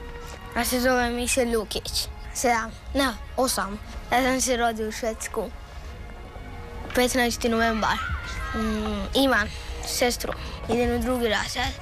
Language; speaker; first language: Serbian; early bilingual, heritage; Serbian